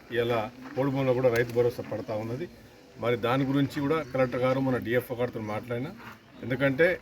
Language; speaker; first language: Telugu; native; Telugu